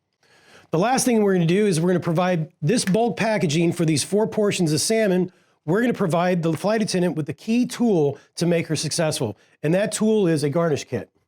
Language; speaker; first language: English; native; English